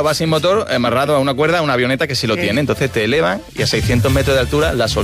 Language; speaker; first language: Spanish; native; Spanish